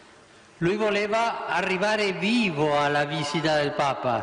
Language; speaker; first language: Italian; non-native, fluent; Spanish